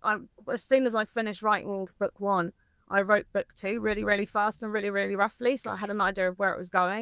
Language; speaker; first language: English; native; English